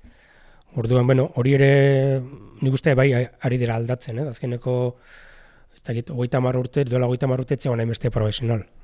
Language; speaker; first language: Basque; native; Basque